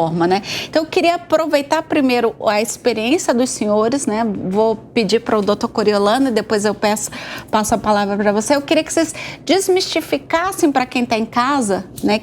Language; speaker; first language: Portuguese; native; Portuguese